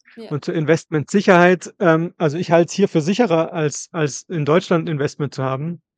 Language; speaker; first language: German; native; German